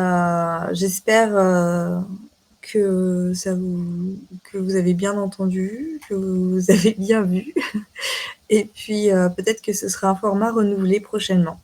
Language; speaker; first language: French; native; French